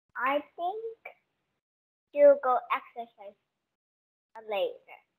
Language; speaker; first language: English; non-native, learner; Korean